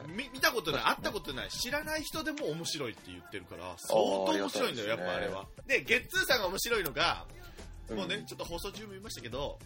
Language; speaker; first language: Japanese; native; Japanese